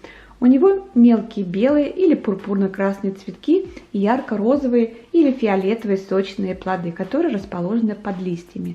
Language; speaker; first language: Russian; native; Russian